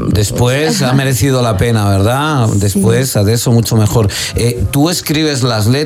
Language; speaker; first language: Spanish; native; Spanish